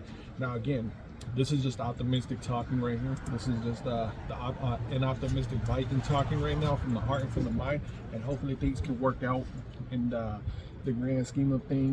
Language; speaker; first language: English; native; English